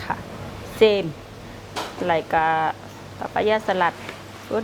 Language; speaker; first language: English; non-native, learner; Thai